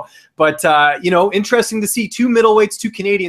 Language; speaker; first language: English; native; English